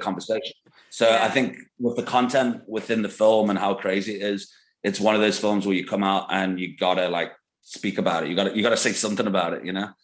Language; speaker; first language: English; native; English